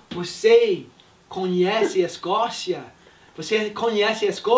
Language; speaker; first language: Portuguese; non-native, fluent; English